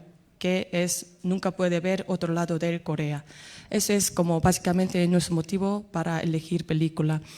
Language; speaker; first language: Spanish; non-native, learner; Korean